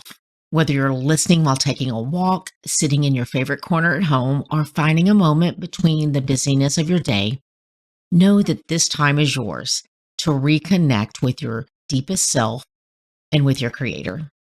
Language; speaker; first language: English; native; English